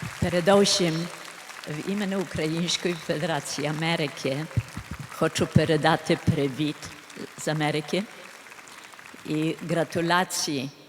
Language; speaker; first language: Ukrainian; early bilingual, other home language; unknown